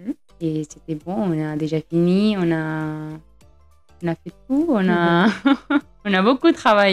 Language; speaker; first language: French; non-native, fluent; Spanish